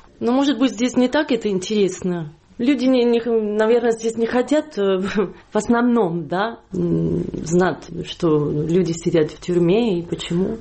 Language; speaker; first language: Russian; non-native, fluent; Catalan